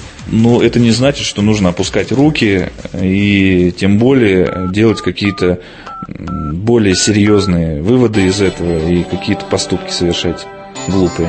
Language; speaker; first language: Russian; native; Russian